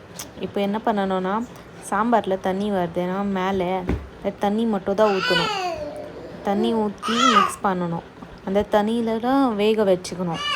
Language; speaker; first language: Tamil; non-native, learner; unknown